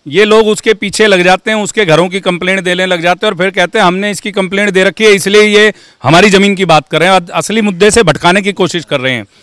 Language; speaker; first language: Hindi; native; Hindi